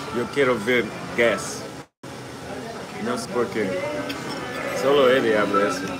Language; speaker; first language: Spanish; non-native, learner; English